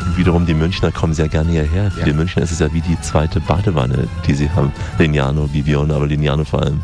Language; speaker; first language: German; native; German